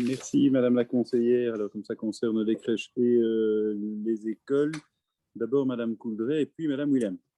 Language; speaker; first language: French; native; French